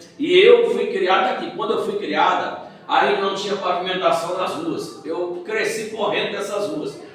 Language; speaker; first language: Portuguese; native; Portuguese